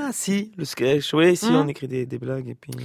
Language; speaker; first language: French; native; French